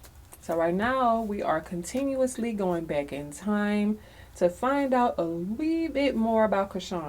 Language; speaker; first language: English; native; English